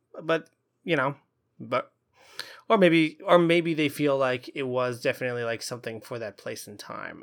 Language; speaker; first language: English; native; English